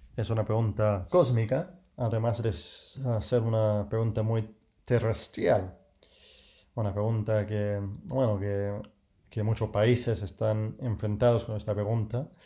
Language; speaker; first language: Spanish; non-native, fluent; English